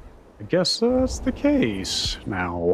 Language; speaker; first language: English; native; English